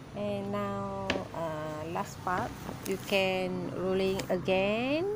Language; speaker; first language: English; non-native, local second language; Malay